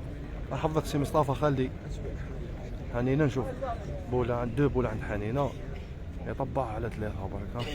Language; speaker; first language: Arabic; native; Arabic